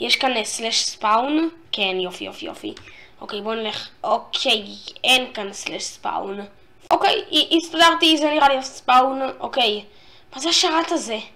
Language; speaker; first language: Hebrew; native; Hebrew